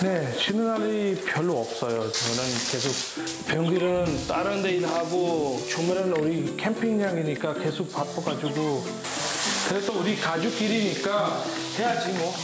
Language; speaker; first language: Korean; non-native, learner; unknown